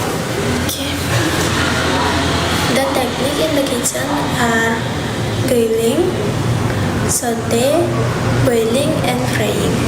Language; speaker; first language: English; non-native, learner; Indonesian